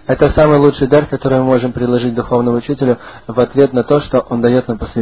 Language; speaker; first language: Russian; native; Russian